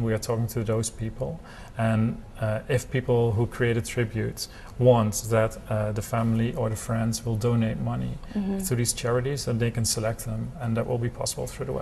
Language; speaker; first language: English; non-native, fluent; Dutch